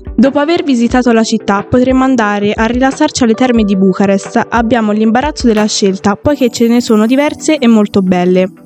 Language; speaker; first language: Italian; early bilingual, other home language; Romanian